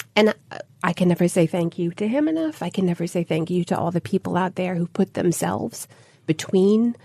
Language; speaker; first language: English; native; English